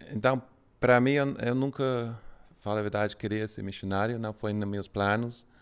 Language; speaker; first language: Portuguese; non-native, fluent; English